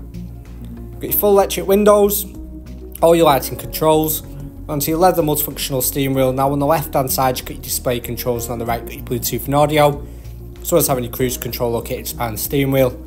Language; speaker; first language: English; native; English